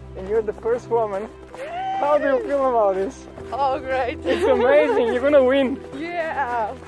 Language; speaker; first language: English; non-native, fluent; Bulgarian